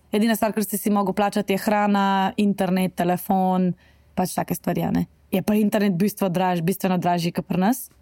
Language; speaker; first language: Slovenian; native; Slovenian